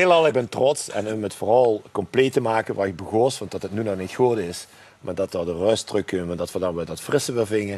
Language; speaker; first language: Dutch; native; Dutch